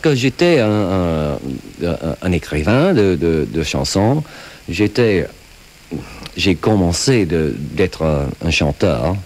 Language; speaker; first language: French; non-native, fluent; English